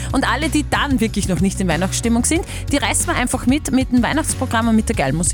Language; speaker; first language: German; native; German